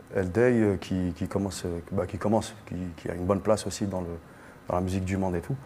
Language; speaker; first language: French; non-native, local second language; Arabic